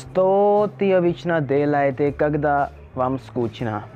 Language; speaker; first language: Russian; non-native, learner; Hindi